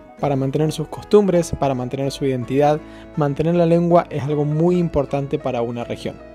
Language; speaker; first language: Spanish; native; Spanish